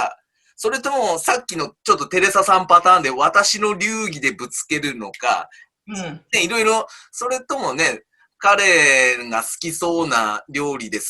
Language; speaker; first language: Japanese; native; Japanese